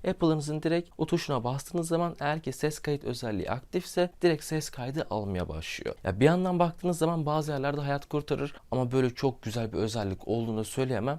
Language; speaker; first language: Turkish; native; Turkish